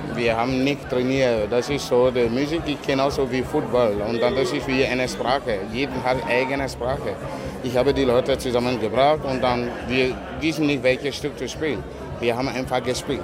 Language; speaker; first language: German; non-native, learner; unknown